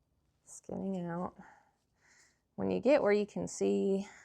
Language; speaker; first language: English; native; English